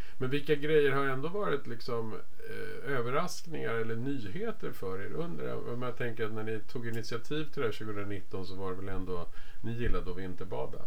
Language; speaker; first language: Swedish; native; Swedish